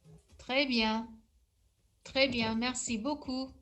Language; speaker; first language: French; non-native, fluent; English